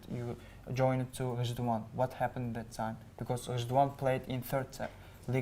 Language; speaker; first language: English; non-native, learner; Uzbek